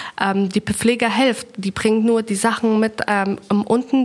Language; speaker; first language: German; non-native, learner; Persian